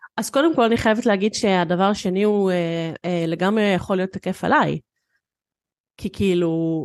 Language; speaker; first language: Hebrew; native; Hebrew